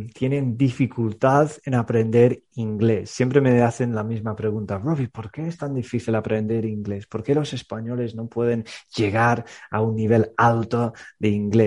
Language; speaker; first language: Spanish; non-native, fluent; English